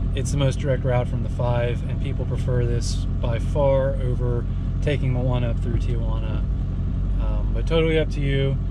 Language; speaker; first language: English; native; English